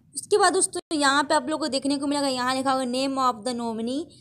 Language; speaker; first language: Hindi; native; Hindi